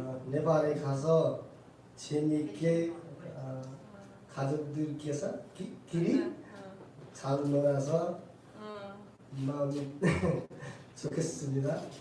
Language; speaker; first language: Korean; non-native, learner; Nepali